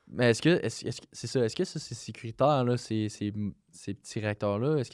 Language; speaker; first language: French; native; French